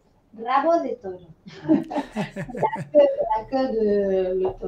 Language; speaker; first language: French; non-native, fluent; Spanish